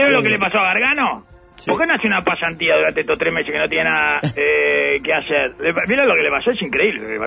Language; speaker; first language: Spanish; native; Spanish